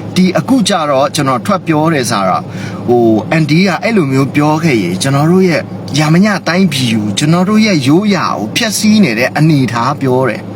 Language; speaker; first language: Burmese; non-native, local second language; Mon